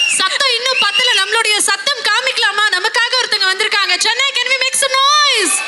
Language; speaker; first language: Tamil; native; Tamil